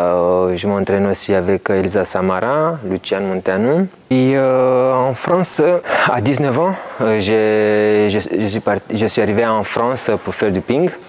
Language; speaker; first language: French; non-native, fluent; Romanian